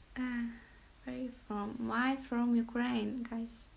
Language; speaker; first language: English; non-native, learner; Ukrainian